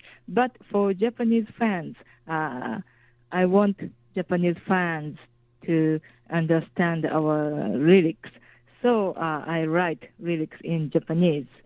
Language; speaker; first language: English; non-native, fluent; Japanese